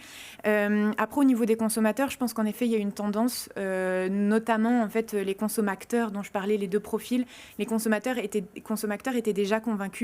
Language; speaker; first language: French; native; French